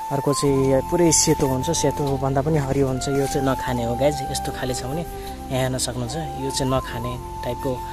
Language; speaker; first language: Nepali; non-native, local second language; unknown